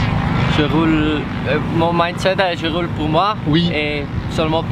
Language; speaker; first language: French; non-native, learner; Dutch